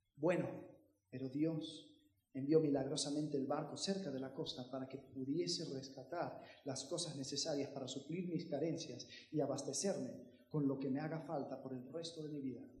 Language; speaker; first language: Spanish; early bilingual, heritage; Spanish